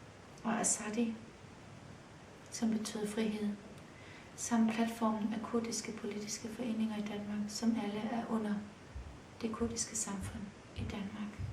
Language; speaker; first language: Danish; early bilingual, other home language; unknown